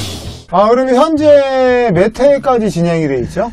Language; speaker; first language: Korean; native; Korean